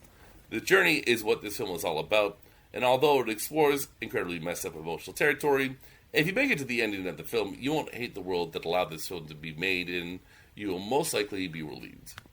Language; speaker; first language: English; native; English